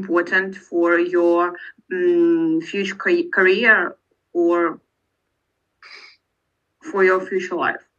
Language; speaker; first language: English; non-native, learner; Russian